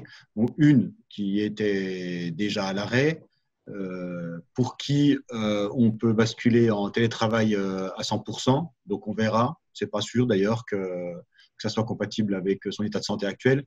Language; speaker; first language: French; native; French